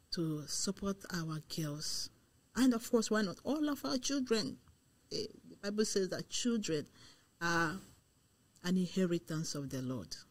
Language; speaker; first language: English; non-native, local second language; Igbo